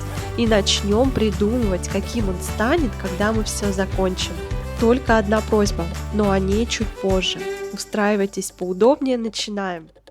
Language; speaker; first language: Russian; native; Russian